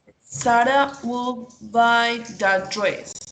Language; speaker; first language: English; non-native, learner; Spanish